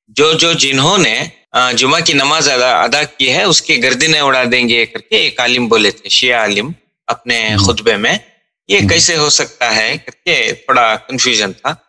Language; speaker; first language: Urdu; native; Urdu